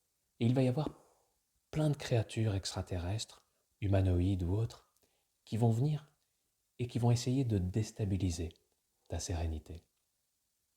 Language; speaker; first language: French; native; French